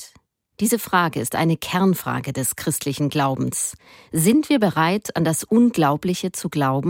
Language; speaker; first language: German; native; German